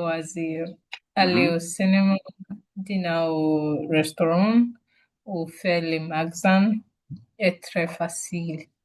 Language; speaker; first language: French; non-native, learner; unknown